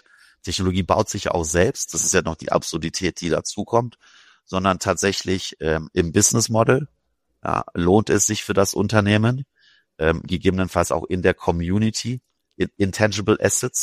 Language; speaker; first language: German; native; German